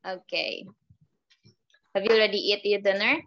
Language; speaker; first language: English; non-native, fluent; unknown